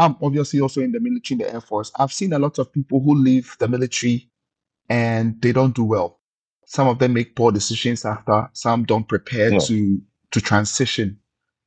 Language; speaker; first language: English; non-native, local second language; Akan